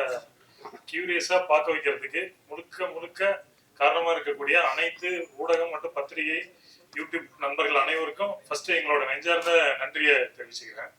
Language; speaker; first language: Tamil; native; Tamil